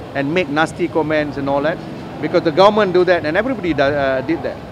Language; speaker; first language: English; non-native, local second language; Malay